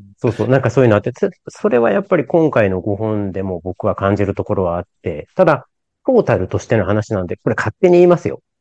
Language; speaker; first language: Japanese; native; Japanese